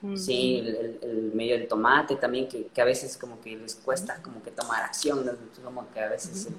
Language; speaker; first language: Spanish; native; Spanish